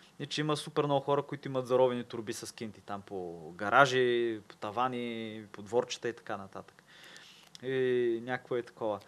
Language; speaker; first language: Bulgarian; native; Bulgarian